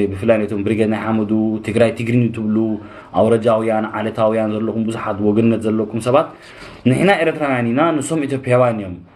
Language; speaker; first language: Tigrinya; early bilingual, heritage; Tigrinya